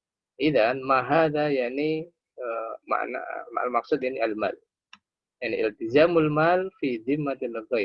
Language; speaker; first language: Arabic; non-native, fluent; Indonesian